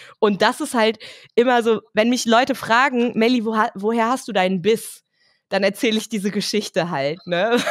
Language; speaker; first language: German; early bilingual, other home language; Turkish